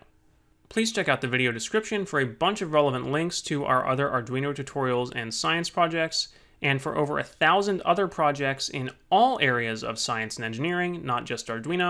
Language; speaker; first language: English; native; English